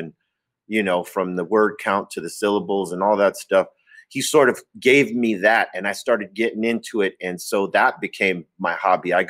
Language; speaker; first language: English; native; English